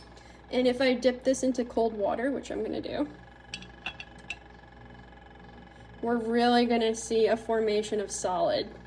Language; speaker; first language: English; native; English